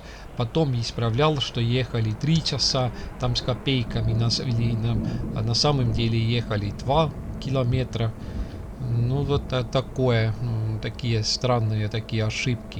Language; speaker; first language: Russian; non-native, local second language; Estonian